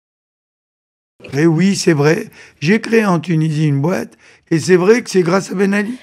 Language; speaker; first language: French; native; French